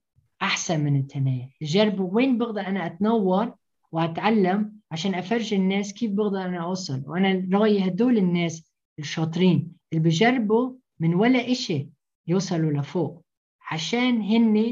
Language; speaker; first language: Arabic; early bilingual, heritage; Arabic